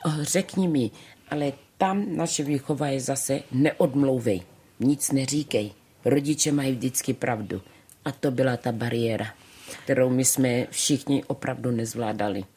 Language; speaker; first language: Czech; early bilingual, other home language; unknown